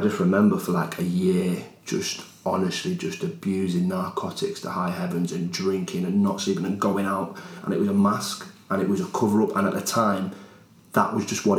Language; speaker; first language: English; native; English